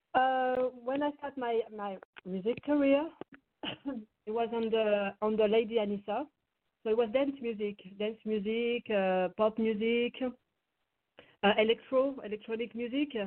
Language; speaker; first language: English; non-native, fluent; French